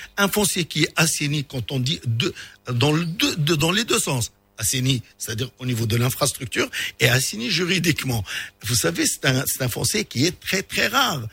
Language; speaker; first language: French; non-native, local second language; Arabic